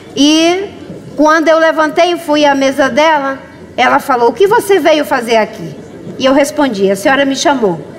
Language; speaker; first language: Portuguese; native; Portuguese